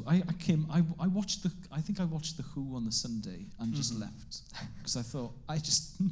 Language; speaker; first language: English; non-native, local second language; Welsh